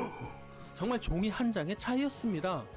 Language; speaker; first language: Korean; native; Korean